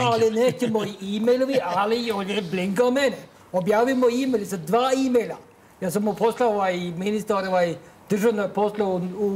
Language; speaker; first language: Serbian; non-native, learner; Norwegian